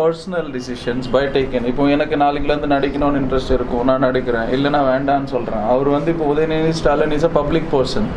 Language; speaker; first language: Tamil; native; Tamil